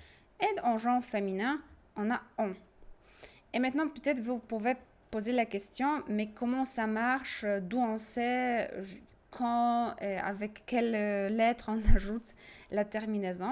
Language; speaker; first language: French; non-native, fluent; Polish